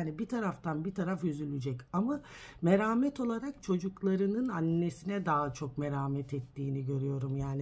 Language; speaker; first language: Turkish; early bilingual, heritage; Turkish